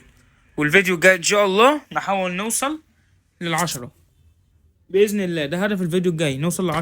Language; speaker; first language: Arabic; native; Arabic